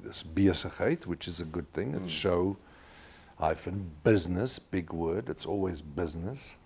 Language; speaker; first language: English; non-native, local second language; Afrikaans